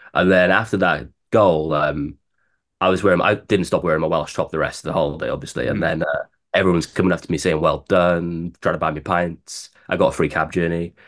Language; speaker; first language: English; native; English